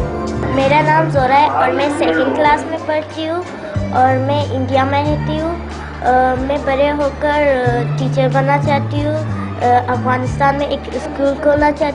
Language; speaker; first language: Hindi; early bilingual, other home language; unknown